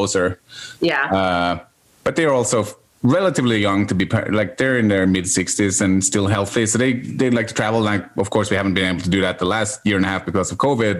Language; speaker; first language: English; non-native, fluent; Norwegian